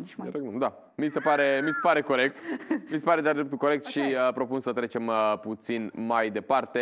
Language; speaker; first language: Romanian; native; Romanian